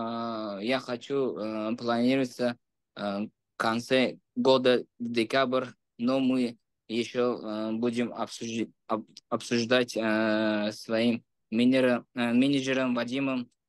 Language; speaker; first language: Russian; non-native, local second language; Uzbek